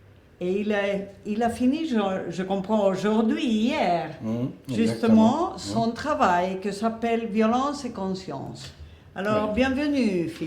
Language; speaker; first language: French; non-native, fluent; Spanish